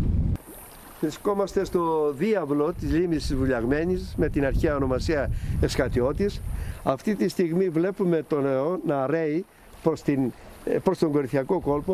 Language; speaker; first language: Greek; native; Greek